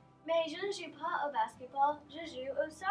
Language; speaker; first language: French; non-native, learner; English